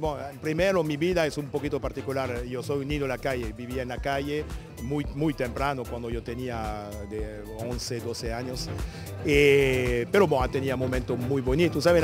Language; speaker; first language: Spanish; non-native, fluent; French